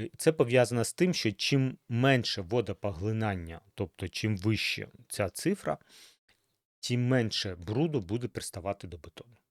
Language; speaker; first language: Ukrainian; native; Ukrainian